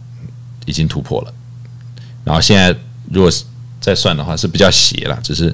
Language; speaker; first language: Chinese; native; Chinese